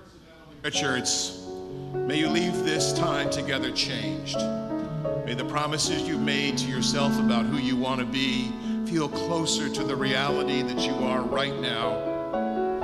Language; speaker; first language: English; native; English